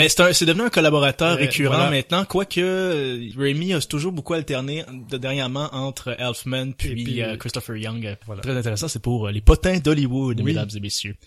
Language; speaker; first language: French; native; French